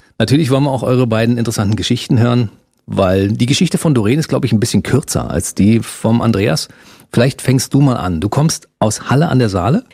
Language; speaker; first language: German; native; German